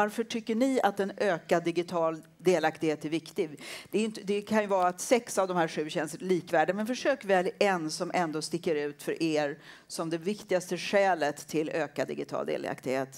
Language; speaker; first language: Swedish; native; Swedish